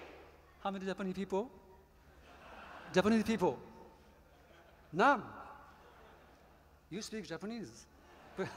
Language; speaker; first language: English; non-native, learner; Japanese